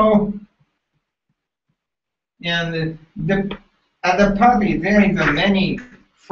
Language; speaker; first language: English; non-native, learner; Japanese